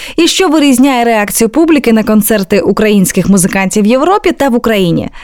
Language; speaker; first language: Ukrainian; native; Ukrainian